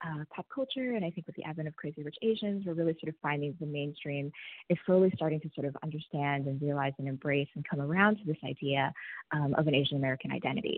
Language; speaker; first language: English; native; English